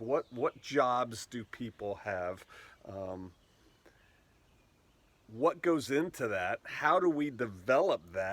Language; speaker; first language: English; native; English